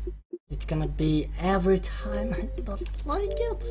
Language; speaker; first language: English; non-native, learner; Swedish